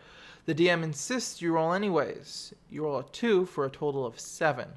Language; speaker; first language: English; native; English